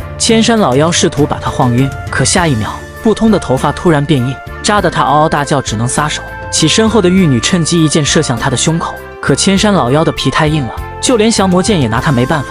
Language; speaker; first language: Chinese; native; Chinese